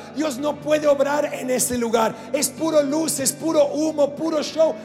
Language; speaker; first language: Spanish; non-native, fluent; English